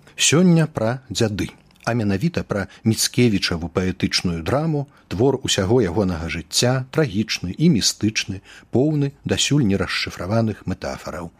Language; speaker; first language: Belarusian; native; Belarusian